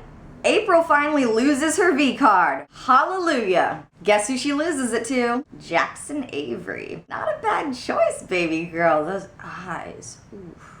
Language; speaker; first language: English; native; English